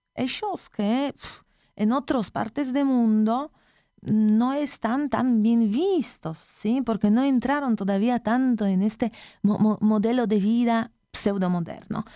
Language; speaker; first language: Spanish; non-native, fluent; Polish